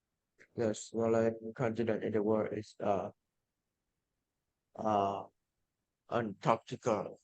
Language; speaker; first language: English; non-native, learner; Vietnamese